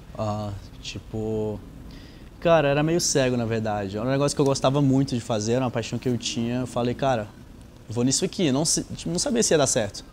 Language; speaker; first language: Portuguese; native; Portuguese